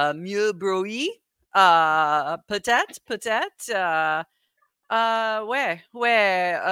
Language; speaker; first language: French; non-native, learner; English